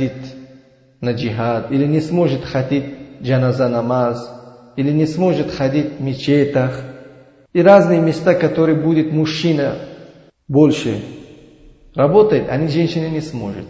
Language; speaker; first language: Russian; non-native, learner; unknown